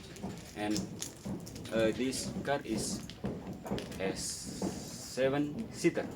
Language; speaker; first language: English; non-native, learner; Indonesian